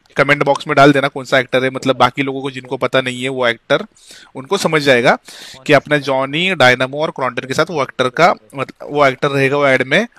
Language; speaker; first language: Hindi; native; Hindi